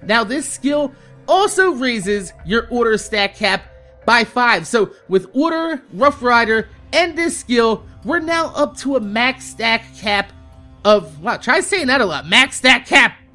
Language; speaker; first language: English; native; English